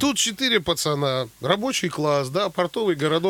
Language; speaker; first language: Russian; native; Russian